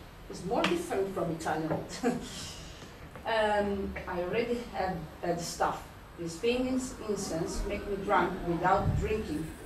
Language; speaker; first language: English; non-native, fluent; Italian